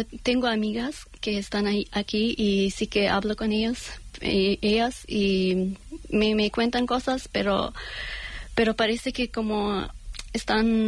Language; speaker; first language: Spanish; non-native, fluent; Persian